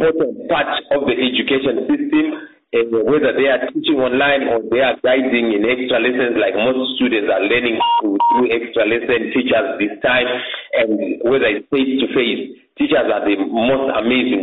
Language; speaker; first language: English; non-native, local second language; Shona